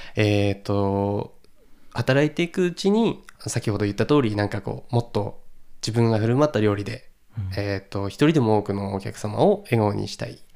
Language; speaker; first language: Japanese; native; Japanese